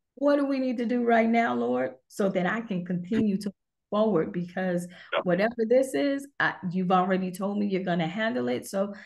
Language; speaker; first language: English; native; English